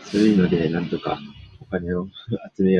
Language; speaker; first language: Japanese; native; Japanese